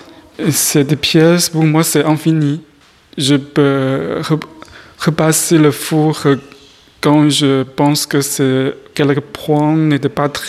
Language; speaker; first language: French; non-native, learner; Chinese